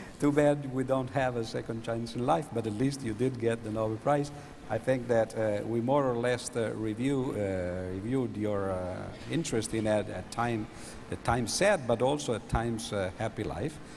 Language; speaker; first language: English; non-native, fluent; Italian